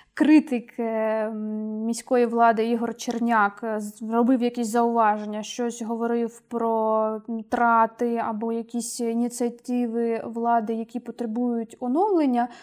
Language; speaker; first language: Ukrainian; native; Ukrainian